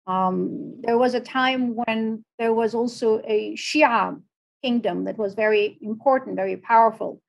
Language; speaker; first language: English; non-native, fluent; Arabic